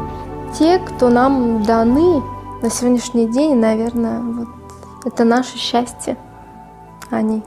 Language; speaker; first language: Russian; native; Russian